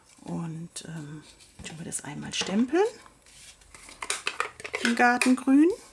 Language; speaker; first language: German; native; German